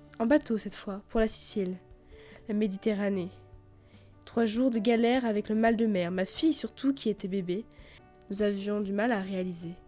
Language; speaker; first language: French; native; French